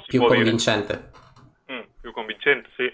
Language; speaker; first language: Italian; non-native, fluent; Spanish